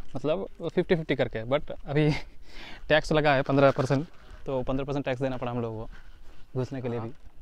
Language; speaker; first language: Hindi; native; Hindi